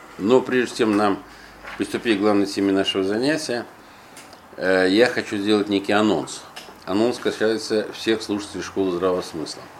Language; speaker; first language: Russian; native; Russian